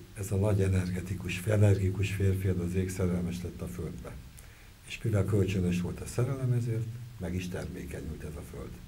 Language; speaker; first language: Hungarian; native; Hungarian